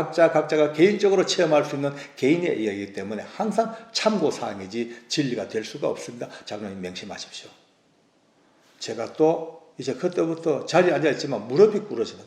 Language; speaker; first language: Korean; native; Korean